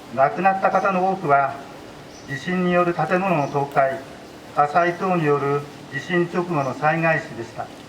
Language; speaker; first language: Japanese; native; Japanese